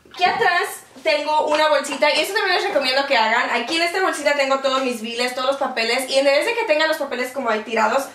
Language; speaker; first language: Spanish; early bilingual, heritage; Spanish